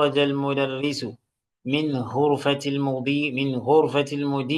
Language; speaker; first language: Arabic; non-native, fluent; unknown